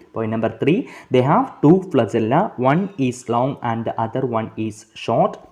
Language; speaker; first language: English; non-native, local second language; Malayalam